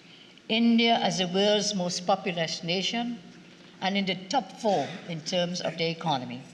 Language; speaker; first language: English; native; English